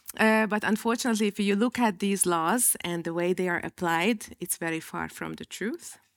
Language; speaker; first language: English; non-native, fluent; Hungarian